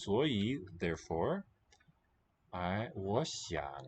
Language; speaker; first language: Chinese; non-native, learner; English